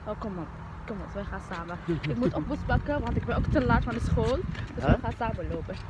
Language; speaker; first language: Dutch; non-native, learner; Somali